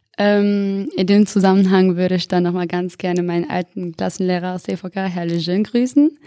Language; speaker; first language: German; non-native, fluent; Albanian